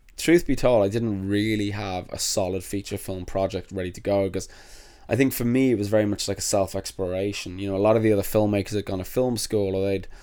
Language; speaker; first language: English; native; English